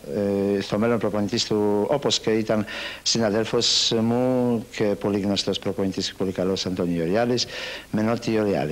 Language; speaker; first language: Greek; non-native, learner; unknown